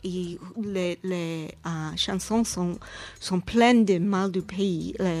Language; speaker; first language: French; non-native, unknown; English